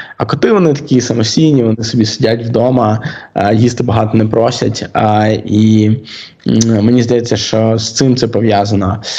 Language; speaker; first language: Ukrainian; native; Ukrainian